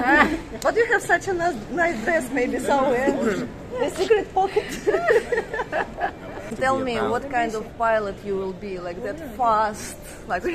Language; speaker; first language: English; non-native, fluent; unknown